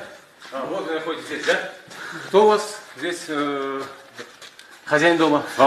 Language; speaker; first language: Russian; native; Russian